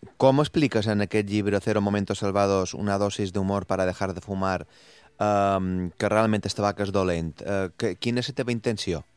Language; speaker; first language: Catalan; native; Catalan